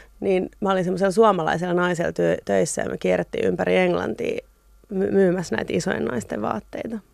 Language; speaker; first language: Finnish; native; Finnish